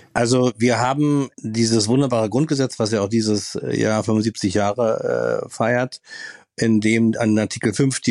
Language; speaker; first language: German; native; German